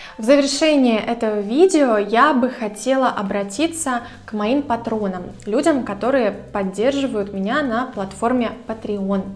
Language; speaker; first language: Russian; native; Russian